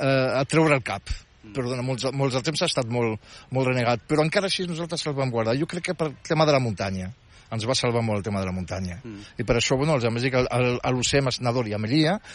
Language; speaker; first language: Catalan; non-native, fluent; Berber languages